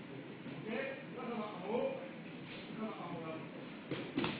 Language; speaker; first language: French; non-native, learner; Romanian